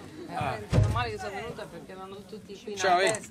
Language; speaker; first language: Italian; native; Italian